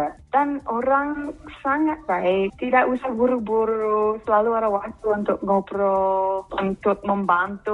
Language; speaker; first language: Indonesian; non-native, fluent; English